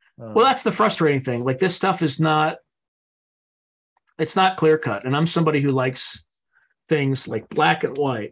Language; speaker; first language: English; native; English